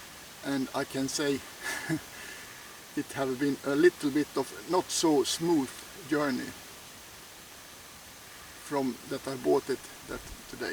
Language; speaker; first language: English; non-native, fluent; Swedish